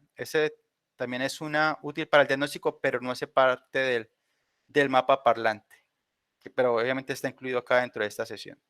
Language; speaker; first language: Spanish; native; Spanish